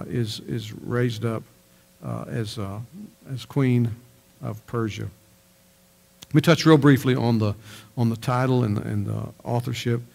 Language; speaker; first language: English; native; English